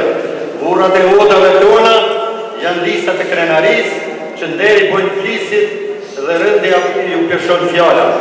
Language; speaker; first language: Albanian; native; Albanian